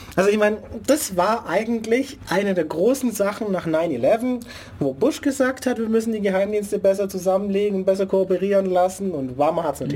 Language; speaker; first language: German; native; German